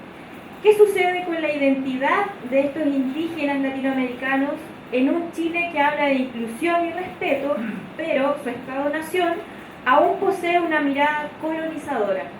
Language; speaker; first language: Spanish; native; Spanish